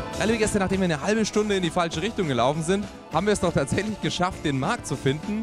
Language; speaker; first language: German; native; German